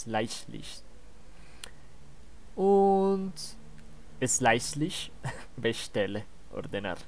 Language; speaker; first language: German; non-native, learner; Spanish